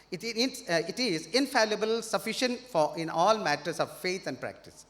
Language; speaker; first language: English; non-native, local second language; Tamil